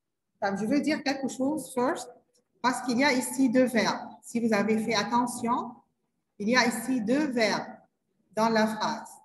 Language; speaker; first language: French; non-native, learner; Arabic